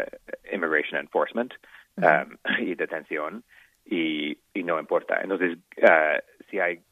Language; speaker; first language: Spanish; non-native, learner; English